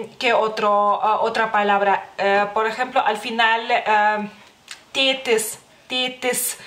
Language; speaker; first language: Spanish; non-native, fluent; Lithuanian